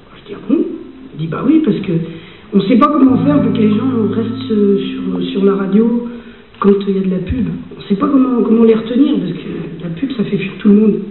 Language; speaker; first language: French; early bilingual, other home language; Spanish